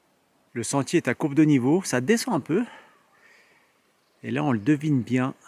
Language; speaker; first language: French; native; French